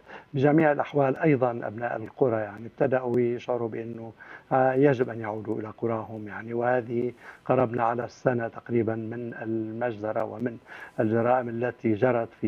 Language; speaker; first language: Arabic; native; Arabic